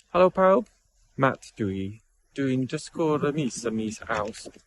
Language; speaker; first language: Welsh; non-native, learner; English